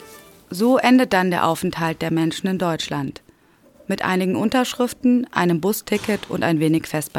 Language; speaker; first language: German; native; German